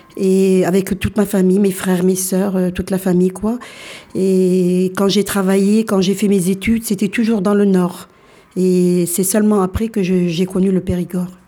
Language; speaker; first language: French; early bilingual, other home language; Arabic